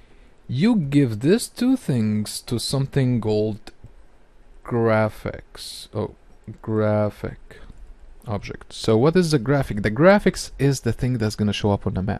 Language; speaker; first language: English; non-native, fluent; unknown